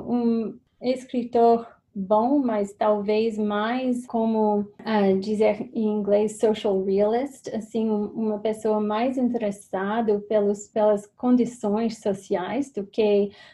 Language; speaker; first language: Portuguese; non-native, fluent; English